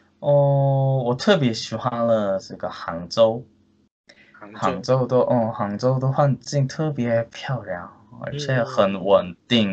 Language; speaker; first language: Chinese; non-native, fluent; Korean